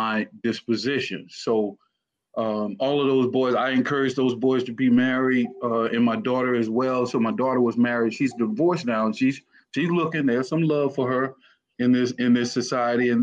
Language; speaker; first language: English; native; English